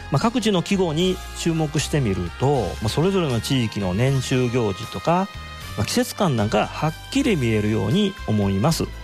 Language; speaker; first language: Japanese; native; Japanese